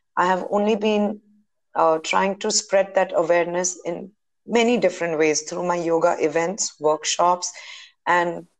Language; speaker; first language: English; non-native, local second language; Hindi